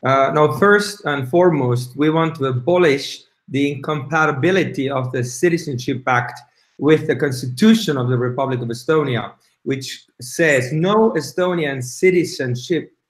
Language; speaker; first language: English; non-native, fluent; Estonian